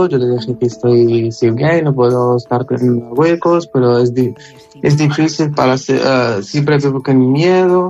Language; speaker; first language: Spanish; non-native, learner; Arabic